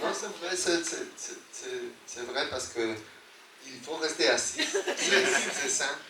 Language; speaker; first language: French; non-native, fluent; Spanish